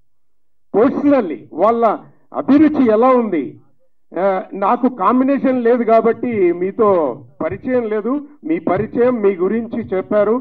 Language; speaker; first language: Telugu; native; Telugu